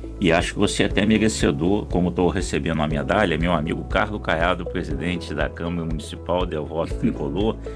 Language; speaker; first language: Portuguese; native; Portuguese